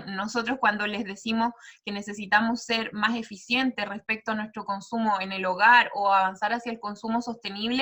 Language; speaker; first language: Spanish; native; Spanish